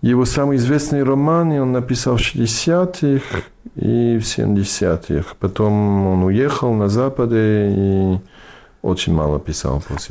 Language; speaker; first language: Russian; non-native, fluent; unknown